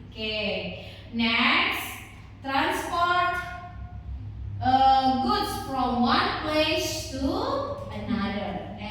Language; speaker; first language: English; non-native, learner; Indonesian